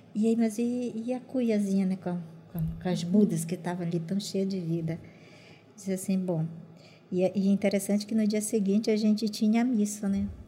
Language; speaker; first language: Portuguese; non-native, local second language; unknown